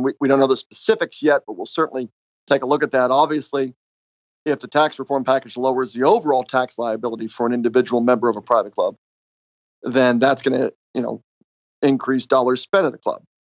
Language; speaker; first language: English; native; English